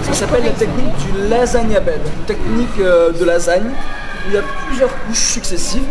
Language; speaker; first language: French; native; French